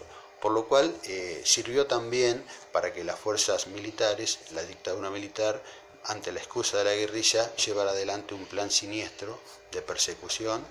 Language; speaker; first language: Spanish; native; Spanish